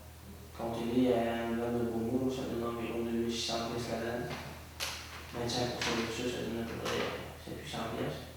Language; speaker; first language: French; native; French